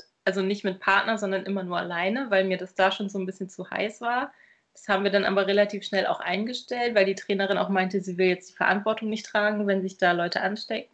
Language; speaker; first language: German; native; German